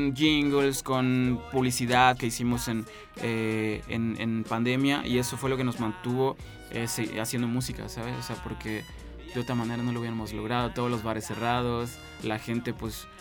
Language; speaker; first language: Spanish; native; Spanish